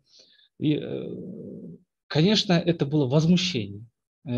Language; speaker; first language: Russian; non-native, local second language; Kyrgyz